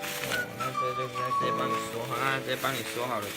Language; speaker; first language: Chinese; native; Chinese